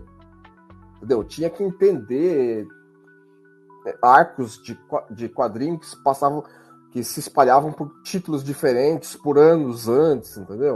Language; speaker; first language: Portuguese; native; Portuguese